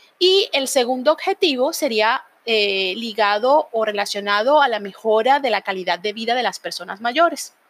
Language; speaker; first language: Spanish; native; Spanish